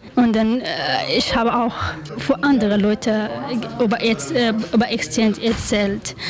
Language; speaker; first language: German; non-native, learner; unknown